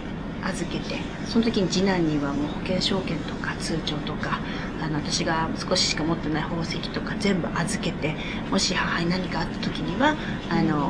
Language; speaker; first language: Japanese; native; Japanese